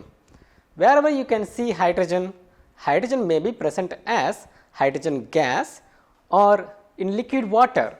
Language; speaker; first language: English; non-native, local second language; Tamil